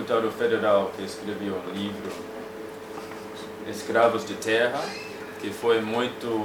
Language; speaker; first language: Portuguese; non-native, fluent; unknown